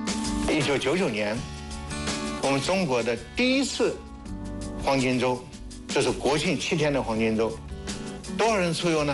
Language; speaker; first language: Chinese; native; Chinese